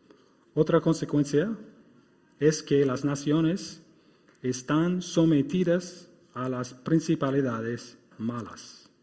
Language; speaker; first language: Spanish; non-native, fluent; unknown